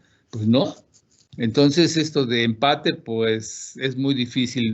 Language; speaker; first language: Spanish; native; Spanish